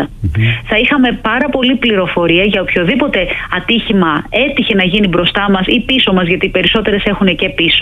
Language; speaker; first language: Greek; native; Greek